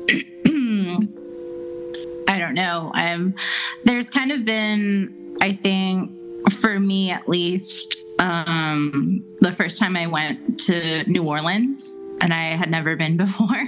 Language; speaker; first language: English; native; English